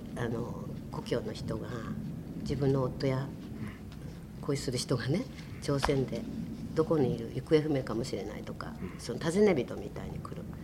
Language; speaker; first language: Japanese; native; Japanese